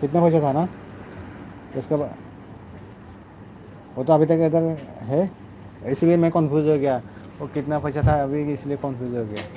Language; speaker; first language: Hindi; non-native, learner; Bangla